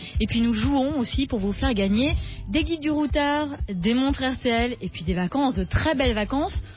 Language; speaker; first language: French; native; French